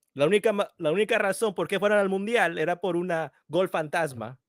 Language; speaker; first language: Spanish; early bilingual, heritage; Spanish